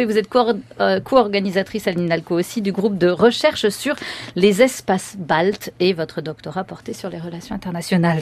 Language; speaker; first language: French; native; French